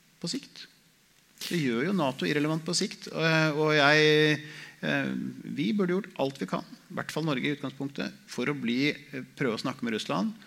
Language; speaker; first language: Norwegian; native; Norwegian